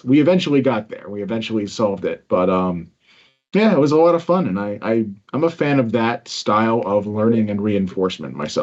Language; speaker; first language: English; native; English